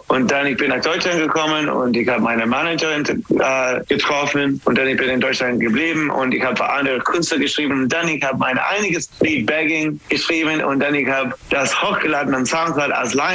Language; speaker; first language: German; non-native, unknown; English